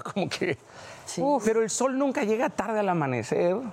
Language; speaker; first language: Spanish; native; Spanish